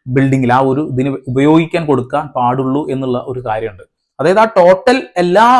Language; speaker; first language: Malayalam; native; Malayalam